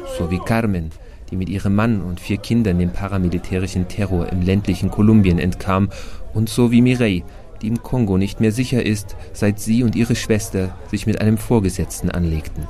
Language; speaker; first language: German; native; German